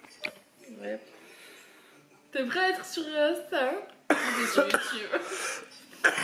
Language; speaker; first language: French; native; French